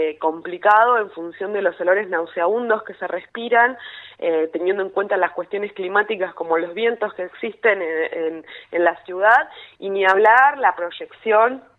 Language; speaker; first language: Spanish; native; Spanish